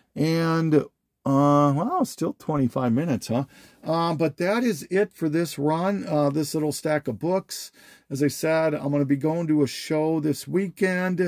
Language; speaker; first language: English; native; English